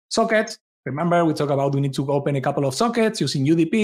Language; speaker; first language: English; non-native, fluent; Spanish